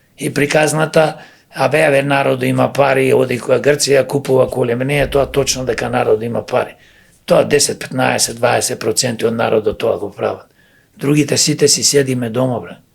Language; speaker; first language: Macedonian; native; Macedonian